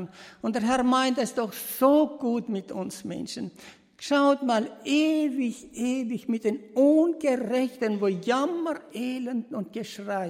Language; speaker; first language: German; early bilingual, heritage; German